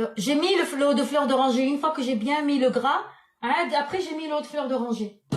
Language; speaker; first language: French; non-native, local second language; Arabic